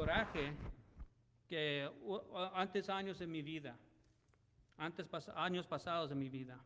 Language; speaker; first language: Spanish; non-native, learner; English